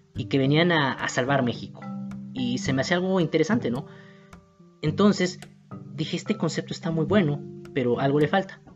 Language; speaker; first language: Spanish; native; Spanish